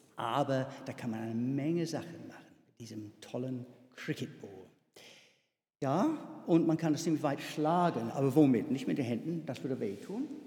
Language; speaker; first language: German; non-native, fluent; English